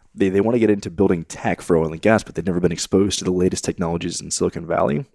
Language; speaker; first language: English; native; English